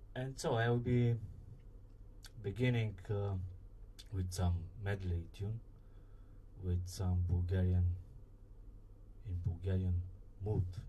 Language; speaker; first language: English; non-native, learner; Bulgarian